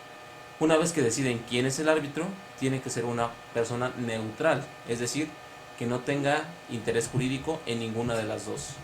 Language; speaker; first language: Spanish; native; Spanish